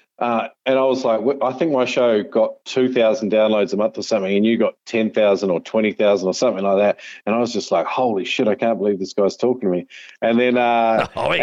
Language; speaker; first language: English; native; English